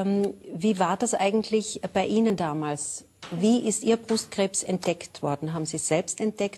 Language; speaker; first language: German; native; German